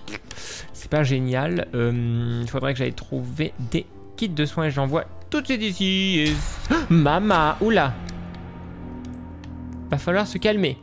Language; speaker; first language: French; native; French